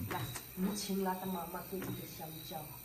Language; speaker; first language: Chinese; non-native, learner; Nepali